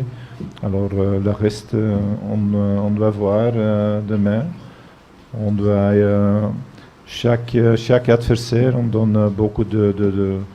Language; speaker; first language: French; non-native, fluent; Dutch